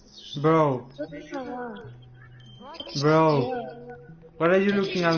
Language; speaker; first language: English; non-native, learner; Romanian